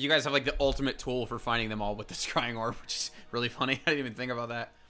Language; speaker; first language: English; native; English